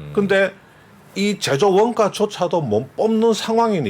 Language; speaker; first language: Korean; native; Korean